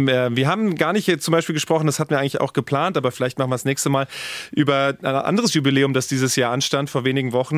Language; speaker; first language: German; native; German